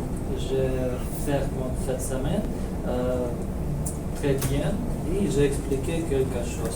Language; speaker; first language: French; non-native, learner; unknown